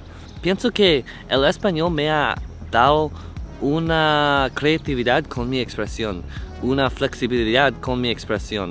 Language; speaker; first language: Spanish; non-native, learner; English